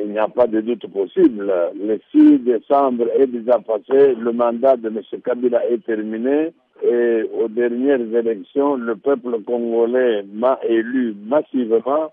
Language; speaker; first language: French; non-native, local second language; Lingala